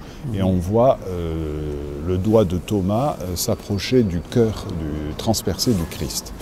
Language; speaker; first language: French; native; French